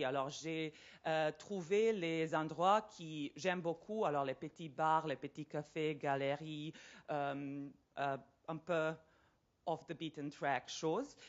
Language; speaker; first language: French; non-native, fluent; Serbian